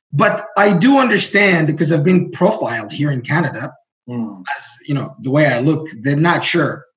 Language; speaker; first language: English; non-native, fluent; Greek